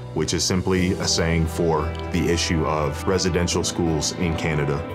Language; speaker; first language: English; native; English